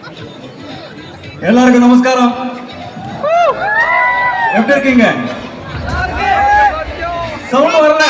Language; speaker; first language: Tamil; non-native, learner; Kannada